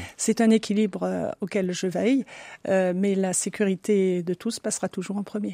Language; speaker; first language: French; native; French